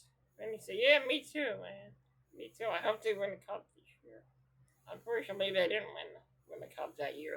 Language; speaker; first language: English; native; English